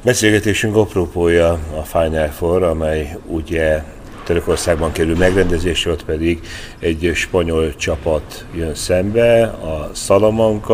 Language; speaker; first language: Hungarian; native; Hungarian